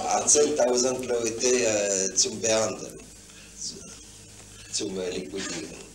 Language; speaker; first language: German; non-native, fluent; French